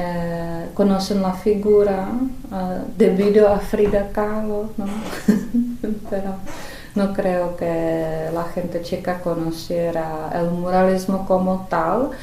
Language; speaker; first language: Spanish; non-native, fluent; Czech